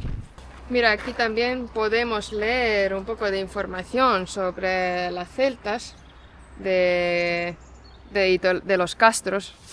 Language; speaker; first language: Spanish; non-native, fluent; Estonian